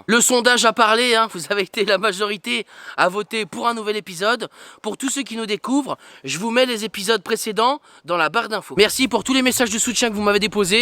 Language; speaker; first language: French; native; French